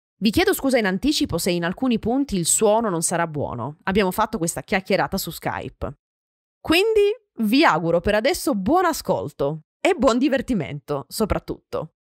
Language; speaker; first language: Italian; native; Italian